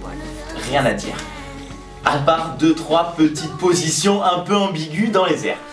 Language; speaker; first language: French; native; French